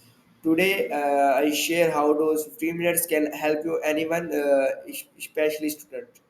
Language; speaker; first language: English; non-native, learner; Urdu